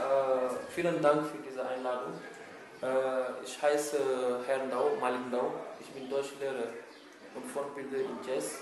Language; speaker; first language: German; non-native, fluent; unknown